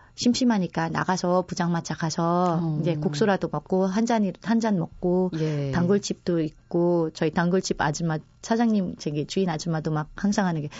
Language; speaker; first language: Korean; non-native, fluent; Filipino